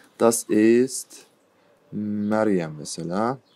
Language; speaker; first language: German; non-native, fluent; Turkish